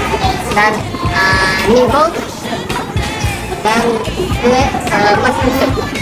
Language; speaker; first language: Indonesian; non-native, learner; Russian